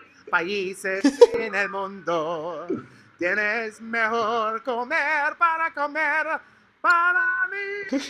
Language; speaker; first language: Spanish; non-native, learner; English